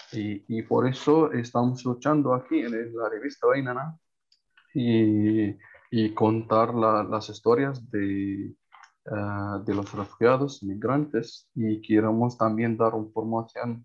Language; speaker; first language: Spanish; non-native, learner; Arabic